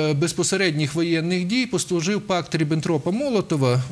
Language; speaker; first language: Ukrainian; native; Ukrainian